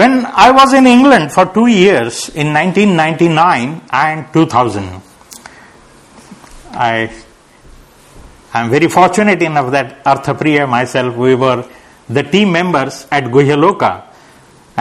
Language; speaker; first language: English; non-native, local second language; Marathi